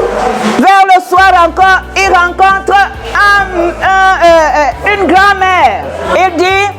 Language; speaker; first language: French; non-native, local second language; Duala